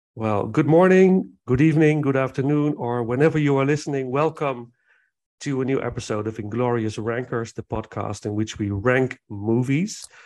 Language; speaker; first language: English; non-native, fluent; Dutch